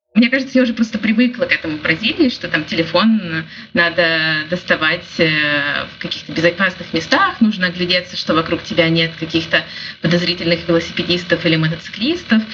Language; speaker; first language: Russian; native; Russian